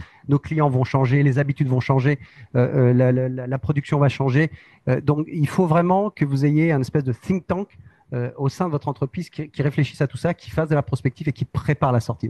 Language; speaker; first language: French; native; French